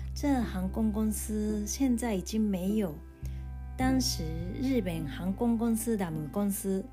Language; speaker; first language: Chinese; non-native, fluent; Japanese